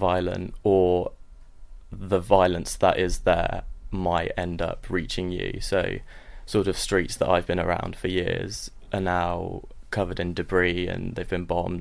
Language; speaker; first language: English; native; English